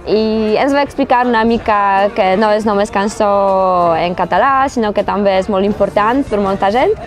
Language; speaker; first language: Catalan; non-native, learner; Polish